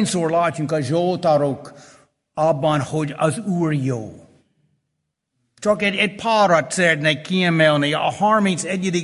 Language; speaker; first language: Hungarian; early bilingual, heritage; Hungarian